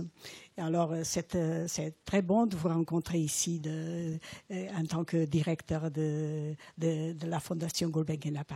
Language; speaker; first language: French; non-native, fluent; Portuguese